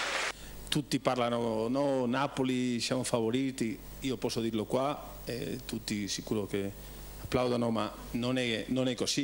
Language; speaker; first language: Italian; non-native, fluent; Spanish